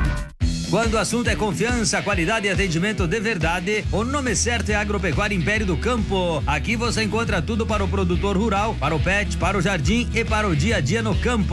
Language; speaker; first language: Portuguese; native; Portuguese